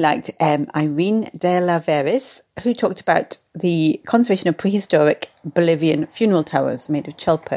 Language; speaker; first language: English; native; English